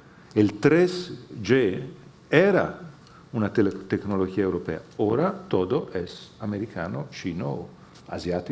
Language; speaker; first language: Spanish; non-native, fluent; Italian